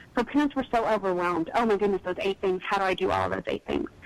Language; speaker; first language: English; native; English